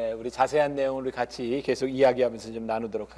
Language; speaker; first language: Korean; native; Korean